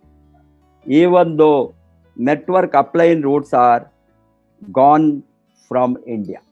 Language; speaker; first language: Hindi; non-native, local second language; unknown